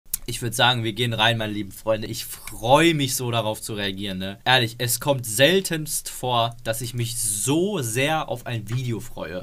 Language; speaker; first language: German; native; German